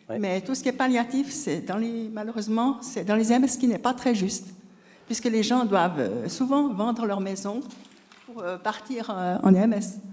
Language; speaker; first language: French; native; French